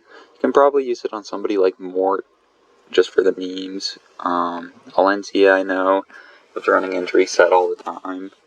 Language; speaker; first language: English; native; English